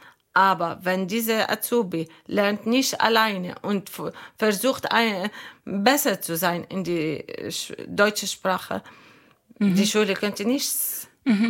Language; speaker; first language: German; non-native, learner; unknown